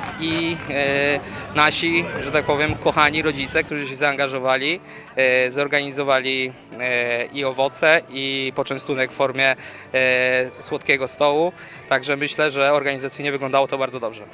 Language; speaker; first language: Polish; native; Polish